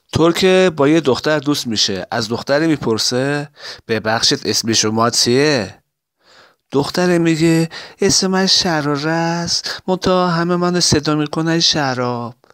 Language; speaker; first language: Persian; non-native, local second language; Assyrian Neo-Aramaic